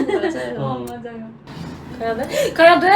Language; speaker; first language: Korean; non-native, fluent; Polish